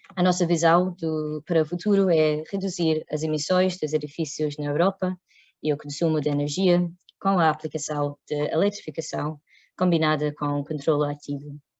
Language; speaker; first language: Portuguese; non-native, fluent; English